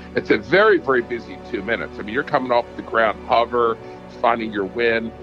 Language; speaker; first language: English; native; English